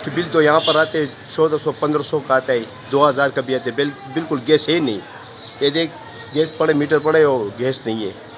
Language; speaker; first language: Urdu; non-native, local second language; Pashto